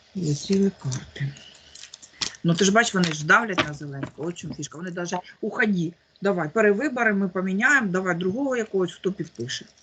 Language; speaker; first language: Ukrainian; native; Ukrainian